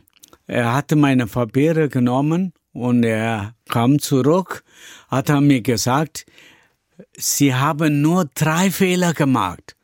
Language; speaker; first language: German; non-native, learner; Tamil